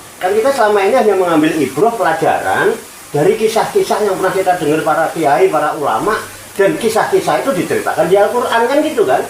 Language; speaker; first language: Indonesian; non-native, local second language; Javanese